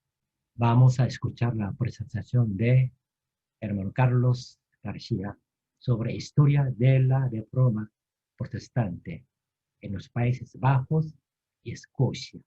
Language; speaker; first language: Spanish; non-native, fluent; Korean